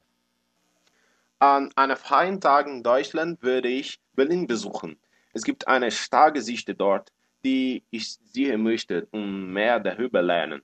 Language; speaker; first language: German; non-native, learner; Portuguese